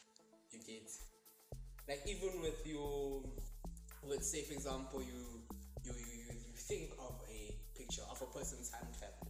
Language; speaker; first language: English; non-native, local second language; Zulu